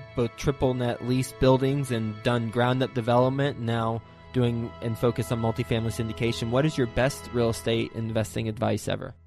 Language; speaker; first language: English; native; English